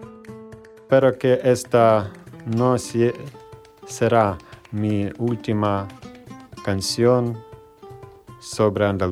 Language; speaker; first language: Spanish; non-native, learner; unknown